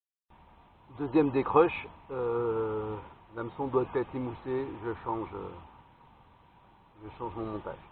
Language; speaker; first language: French; native; French